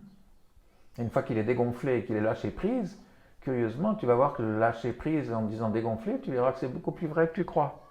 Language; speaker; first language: French; native; French